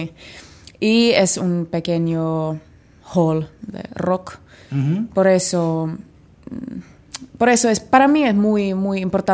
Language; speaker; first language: Spanish; non-native, learner; Finnish